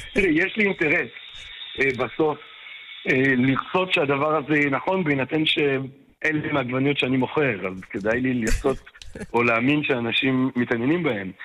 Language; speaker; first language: Hebrew; non-native, fluent; French